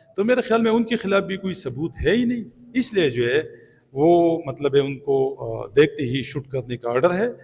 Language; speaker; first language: Urdu; non-native, local second language; Pashto